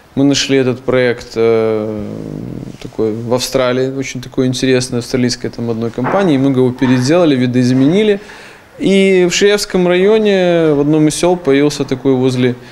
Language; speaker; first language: Russian; native; Russian